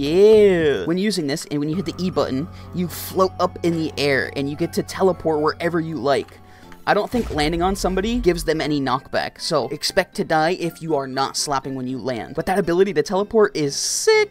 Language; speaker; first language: English; native; English